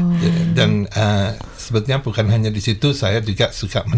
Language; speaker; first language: Indonesian; non-native, local second language; Javanese